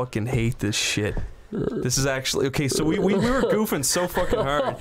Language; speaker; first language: English; native; English